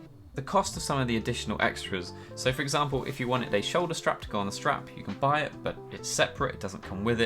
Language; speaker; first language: English; native; English